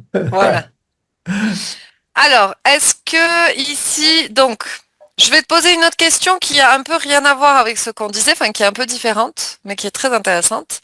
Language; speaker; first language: French; native; French